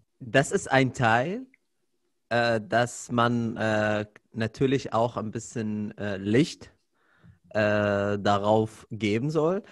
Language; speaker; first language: German; non-native, fluent; Arabic